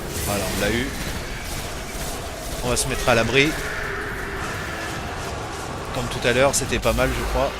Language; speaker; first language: French; native; French